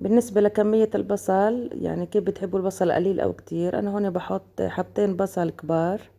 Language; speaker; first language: Arabic; native; Arabic